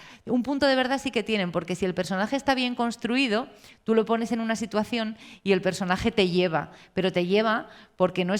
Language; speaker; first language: Spanish; native; Spanish